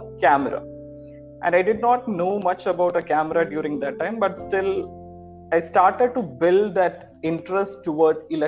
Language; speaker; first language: English; non-native, local second language; Malayalam